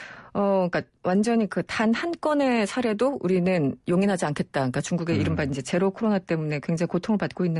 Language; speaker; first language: Korean; native; Korean